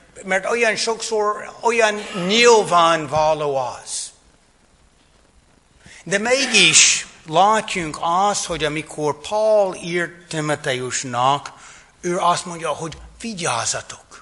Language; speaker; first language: Hungarian; non-native, fluent; English